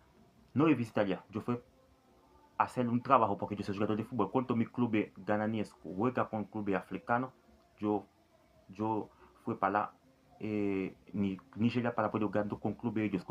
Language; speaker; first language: Spanish; non-native, learner; Haitian Creole